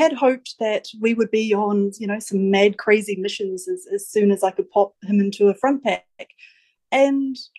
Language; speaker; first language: English; native; English